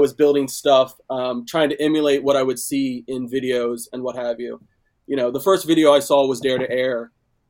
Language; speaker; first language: English; native; English